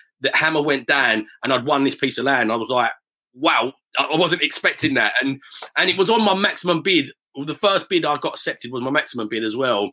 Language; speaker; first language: English; native; English